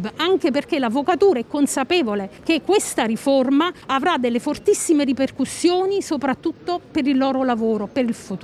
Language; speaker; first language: Italian; native; Italian